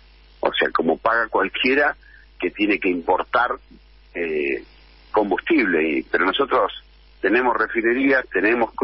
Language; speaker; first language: Spanish; native; Spanish